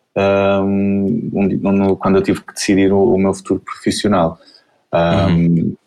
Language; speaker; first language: Portuguese; native; Portuguese